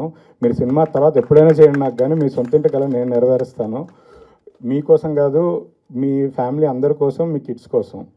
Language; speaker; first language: Telugu; native; Telugu